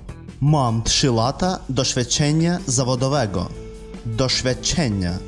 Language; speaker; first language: Polish; non-native, fluent; Russian